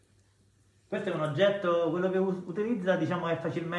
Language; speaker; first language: Italian; native; Italian